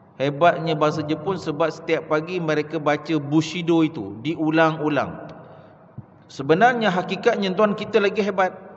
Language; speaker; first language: Malay; native; Malay